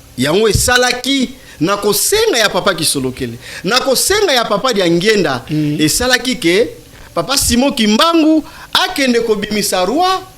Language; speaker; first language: Lingala; non-native, local second language; Kituba (Democratic Republic of Congo)